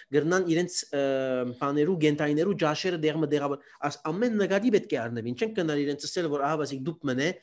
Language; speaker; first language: Armenian; early bilingual, heritage; Armenian